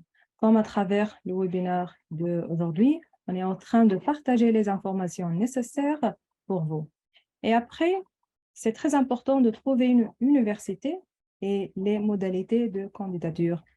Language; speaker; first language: French; non-native, local second language; Arabic